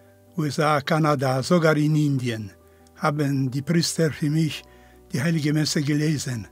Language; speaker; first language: German; non-native, fluent; Polish